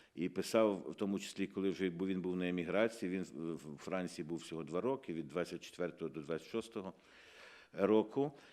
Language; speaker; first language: Ukrainian; native; Ukrainian